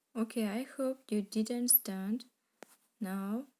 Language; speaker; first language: English; non-native, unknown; Kazakh